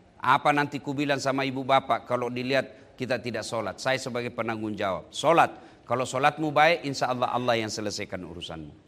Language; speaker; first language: Indonesian; non-native, local second language; Buginese